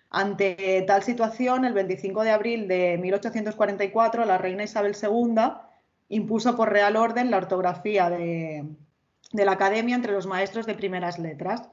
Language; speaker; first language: Spanish; native; Spanish